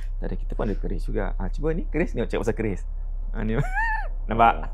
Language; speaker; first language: Malay; native; Malay